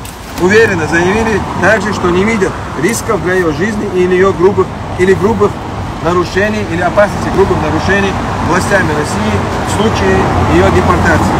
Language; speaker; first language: Russian; non-native, local second language; Chechen